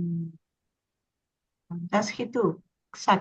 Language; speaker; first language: English; non-native, learner; Spanish